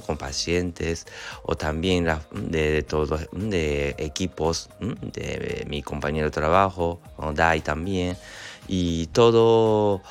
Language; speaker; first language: Spanish; non-native, learner; Japanese